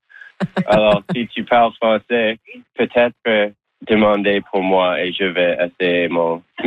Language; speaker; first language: French; non-native, local second language; English